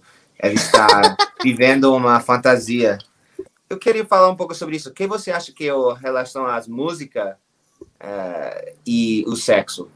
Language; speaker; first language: Portuguese; non-native, fluent; English